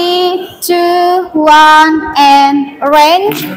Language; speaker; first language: English; non-native, learner; Indonesian